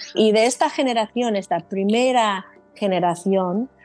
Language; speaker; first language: Spanish; non-native, fluent; English